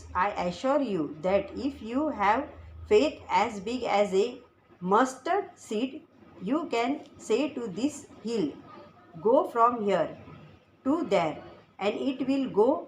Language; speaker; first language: English; non-native, local second language; Hindi